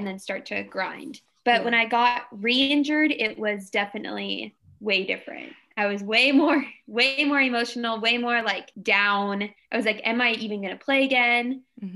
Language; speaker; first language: English; native; English